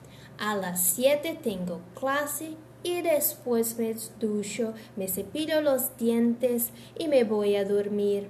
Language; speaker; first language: Spanish; non-native, learner; Portuguese